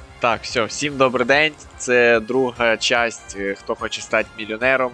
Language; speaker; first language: Ukrainian; native; Ukrainian